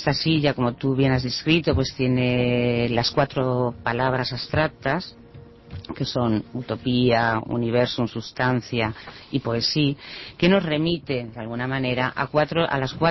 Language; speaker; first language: Spanish; early bilingual, heritage; Spanish